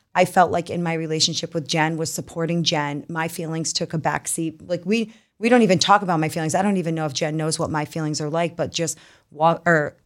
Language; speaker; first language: English; native; English